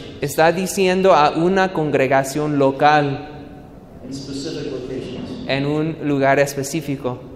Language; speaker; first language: Spanish; non-native, learner; English